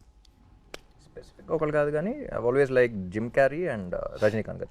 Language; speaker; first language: Telugu; native; Telugu